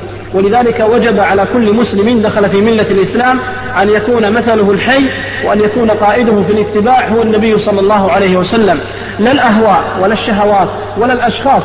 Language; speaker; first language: Arabic; native; Arabic